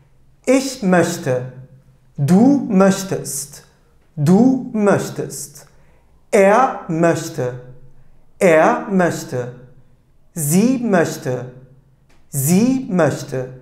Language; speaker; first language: German; non-native, fluent; Turkish